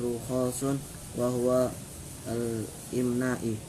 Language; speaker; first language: Arabic; non-native, learner; Indonesian